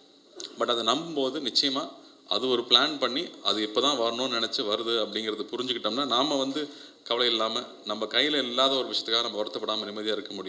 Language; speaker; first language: Tamil; native; Tamil